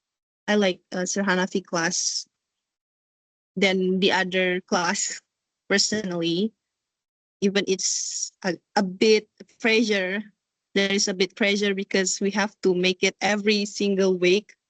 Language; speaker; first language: English; non-native, learner; Indonesian